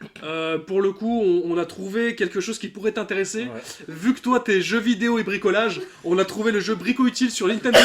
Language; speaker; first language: French; native; French